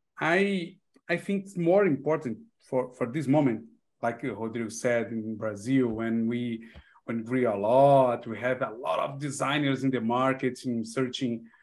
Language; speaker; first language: English; non-native, learner; Portuguese